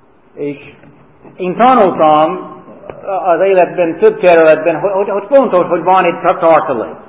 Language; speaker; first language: Hungarian; non-native, learner; English